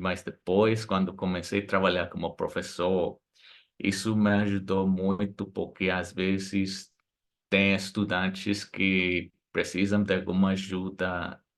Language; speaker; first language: Portuguese; non-native, fluent; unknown